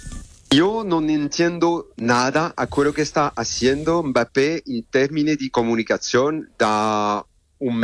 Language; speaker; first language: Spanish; non-native, fluent; French